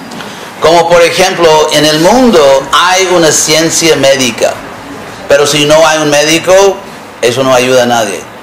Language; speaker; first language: Spanish; non-native, fluent; English